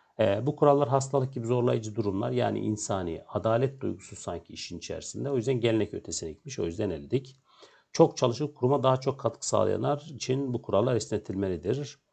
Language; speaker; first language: Turkish; native; Turkish